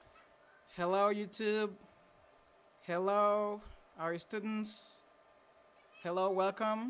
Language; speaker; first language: English; non-native, fluent; Haitian Creole